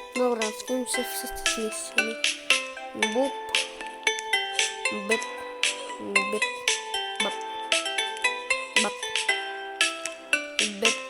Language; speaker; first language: Polish; early bilingual, heritage; Polish